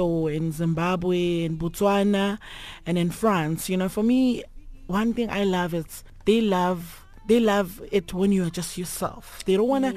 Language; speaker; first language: English; non-native, local second language; Swati